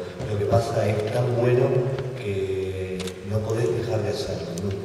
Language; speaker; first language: Spanish; native; Spanish